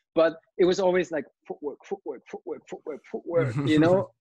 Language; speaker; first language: English; non-native, fluent; German